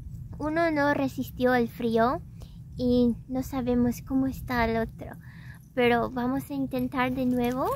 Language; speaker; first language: Spanish; non-native, fluent; English